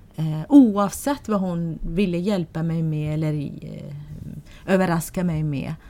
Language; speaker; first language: Swedish; non-native, fluent; Arabic